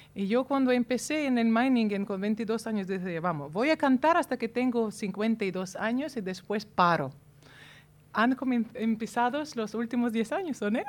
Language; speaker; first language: Spanish; non-native, fluent; Latvian